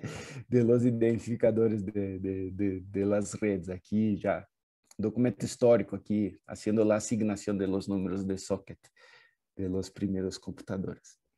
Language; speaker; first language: Spanish; non-native, fluent; Portuguese